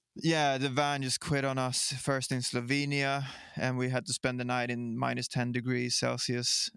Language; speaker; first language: English; non-native, fluent; Swedish